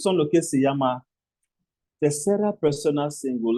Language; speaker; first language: Spanish; non-native, fluent; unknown